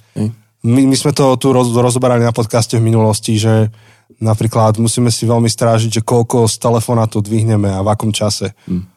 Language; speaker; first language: Slovak; native; Slovak